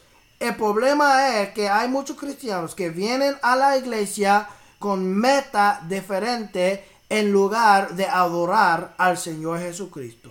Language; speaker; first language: Spanish; early bilingual, heritage; English